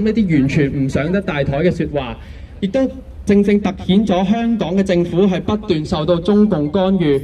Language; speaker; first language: Cantonese; native; Cantonese